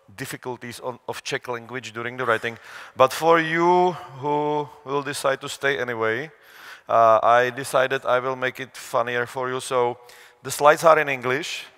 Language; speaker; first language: English; non-native, fluent; Czech